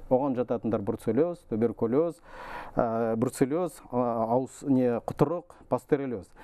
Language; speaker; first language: Kazakh; native; Kazakh